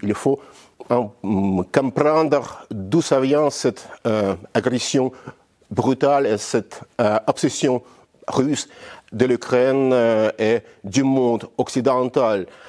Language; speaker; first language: French; non-native, fluent; Russian